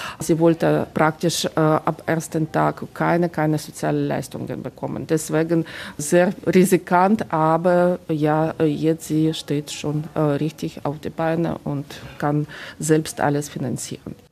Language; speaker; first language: German; non-native, fluent; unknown